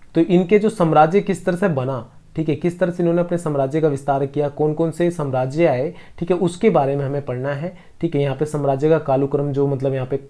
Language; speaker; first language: Hindi; native; Hindi